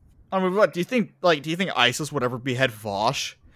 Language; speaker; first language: English; native; English